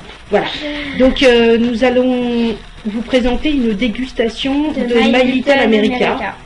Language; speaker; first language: French; native; French